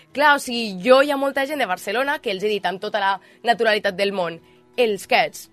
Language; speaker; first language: Catalan; native; Catalan